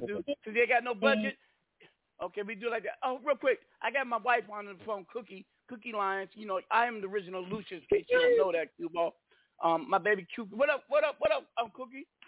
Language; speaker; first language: English; native; English